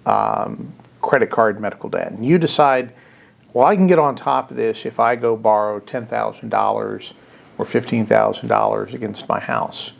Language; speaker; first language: English; native; English